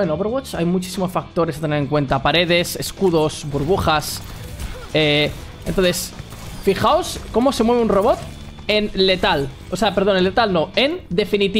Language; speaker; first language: Spanish; native; Spanish